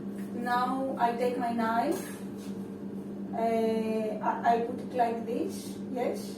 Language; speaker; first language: English; non-native, learner; Greek